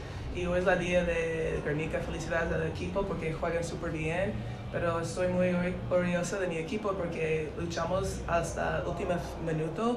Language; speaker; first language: Spanish; non-native, learner; English